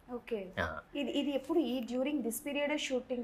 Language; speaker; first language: Telugu; native; Telugu